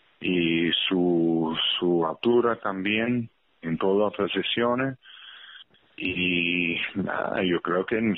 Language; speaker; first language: Spanish; early bilingual, heritage; English